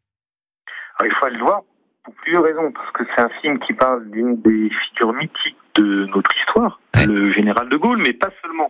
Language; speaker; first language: French; native; French